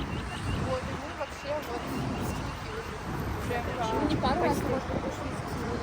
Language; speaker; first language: Russian; native; Russian